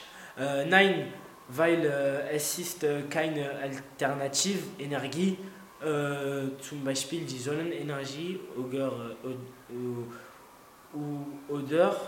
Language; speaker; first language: German; non-native, learner; French